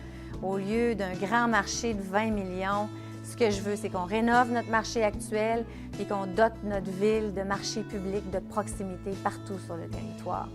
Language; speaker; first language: French; native; French